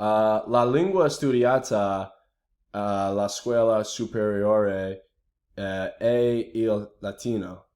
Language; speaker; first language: Italian; non-native, learner; English